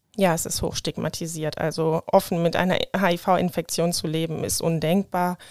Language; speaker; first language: German; native; German